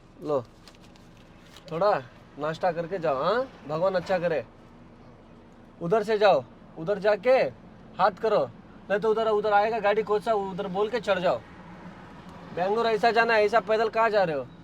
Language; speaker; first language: Hindi; non-native, local second language; Kannada